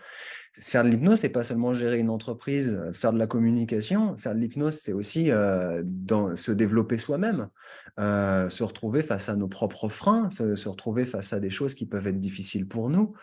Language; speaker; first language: French; native; French